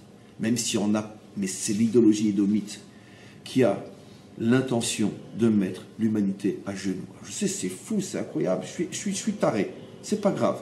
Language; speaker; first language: French; native; French